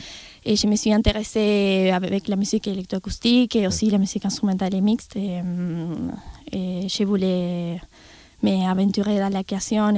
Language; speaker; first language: French; non-native, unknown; Spanish